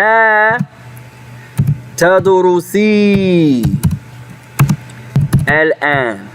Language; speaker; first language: Arabic; non-native, fluent; English